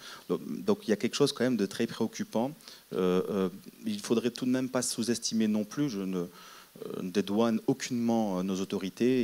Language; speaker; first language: French; non-native, local second language; Arabic